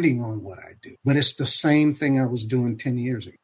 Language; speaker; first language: English; native; English